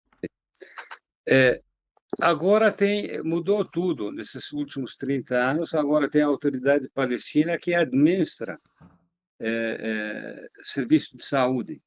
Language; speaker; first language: Portuguese; non-native, fluent; Arabic